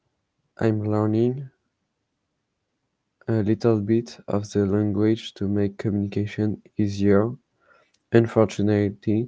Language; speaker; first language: English; non-native, learner; French